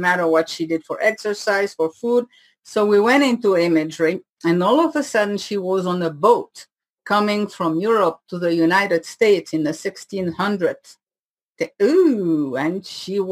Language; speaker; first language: English; non-native, fluent; French